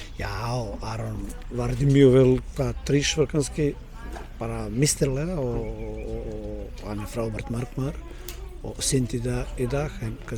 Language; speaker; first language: Icelandic; non-native, learner; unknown